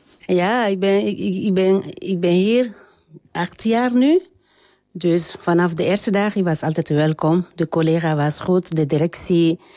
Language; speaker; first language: Dutch; non-native, learner; French